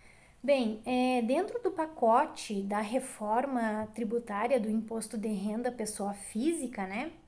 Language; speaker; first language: Portuguese; native; Portuguese